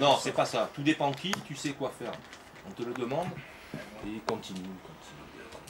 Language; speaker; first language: French; native; French